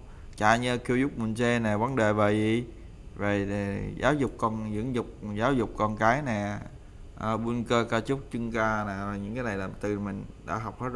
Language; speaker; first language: Vietnamese; native; Vietnamese